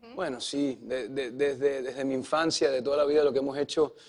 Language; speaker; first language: Spanish; early bilingual, heritage; Spanish